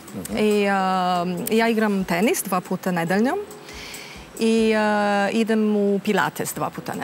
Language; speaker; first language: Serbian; non-native, learner; Romanian